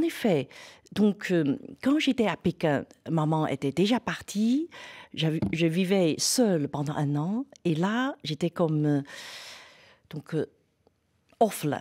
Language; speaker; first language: French; non-native, fluent; Chinese